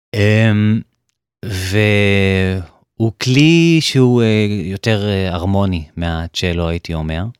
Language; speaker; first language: Hebrew; native; Hebrew